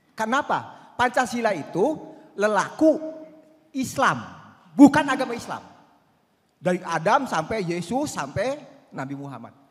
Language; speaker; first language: Indonesian; non-native, local second language; Sundanese